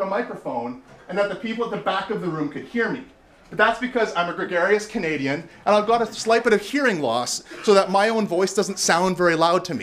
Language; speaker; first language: English; native; English